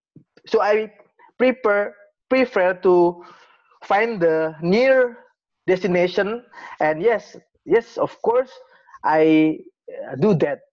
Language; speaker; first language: English; non-native, learner; Indonesian